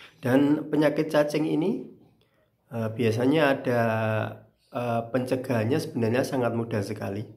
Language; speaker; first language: Indonesian; native; Indonesian